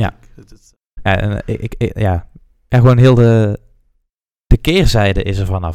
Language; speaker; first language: Dutch; native; Dutch